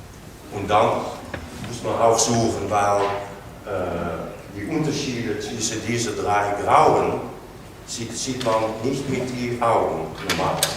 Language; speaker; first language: German; non-native, learner; Dutch